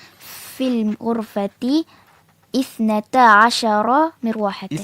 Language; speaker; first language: Arabic; non-native, learner; Malay